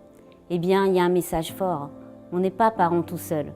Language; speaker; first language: French; native; French